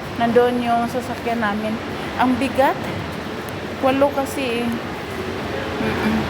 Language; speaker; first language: Filipino; native; Filipino